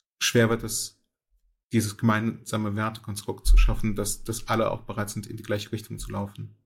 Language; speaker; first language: German; early bilingual, other home language; Russian